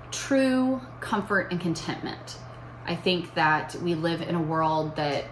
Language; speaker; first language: English; native; English